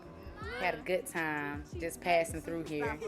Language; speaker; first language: English; native; English